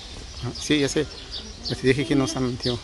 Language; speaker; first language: Spanish; non-native, learner; Arabic